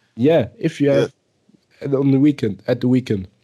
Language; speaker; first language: English; early bilingual, other home language; German